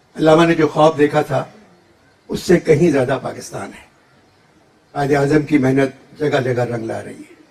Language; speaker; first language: Urdu; native; Urdu